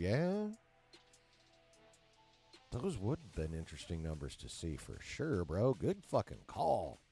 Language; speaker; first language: English; native; English